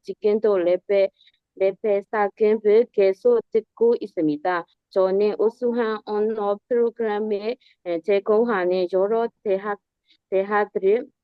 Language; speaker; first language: Korean; non-native, learner; Burmese